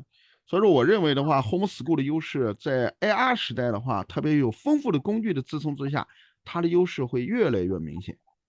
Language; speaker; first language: Chinese; native; Chinese